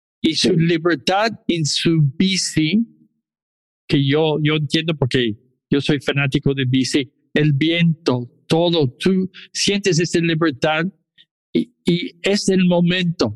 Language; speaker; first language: Spanish; non-native, fluent; English